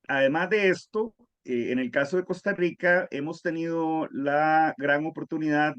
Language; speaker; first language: Spanish; native; Spanish